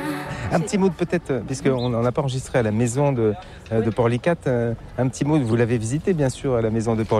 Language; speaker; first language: French; native; French